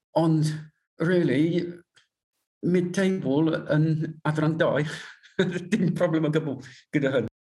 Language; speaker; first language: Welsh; non-native, learner; English